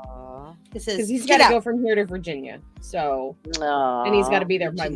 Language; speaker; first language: English; native; English